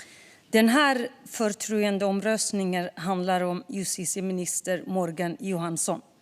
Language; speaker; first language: Swedish; non-native, fluent; Kurdish